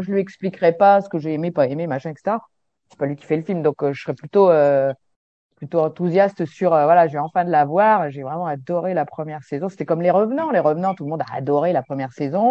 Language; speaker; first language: French; native; French